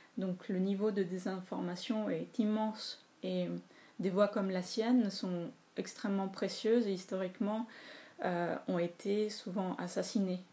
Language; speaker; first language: French; non-native, fluent; Spanish